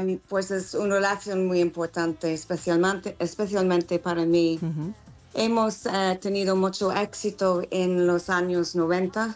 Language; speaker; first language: Spanish; non-native, fluent; English